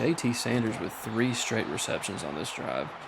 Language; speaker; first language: English; native; English